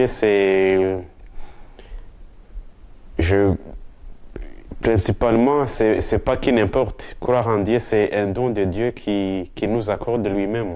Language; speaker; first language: French; non-native, local second language; Kinyarwanda